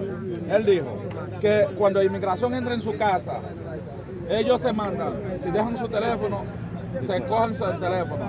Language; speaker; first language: Spanish; non-native, fluent; Haitian Creole